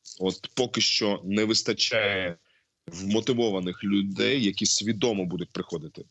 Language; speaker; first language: Ukrainian; non-native, local second language; Russian